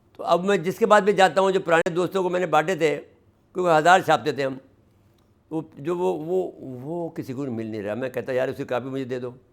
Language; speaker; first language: Urdu; native; Urdu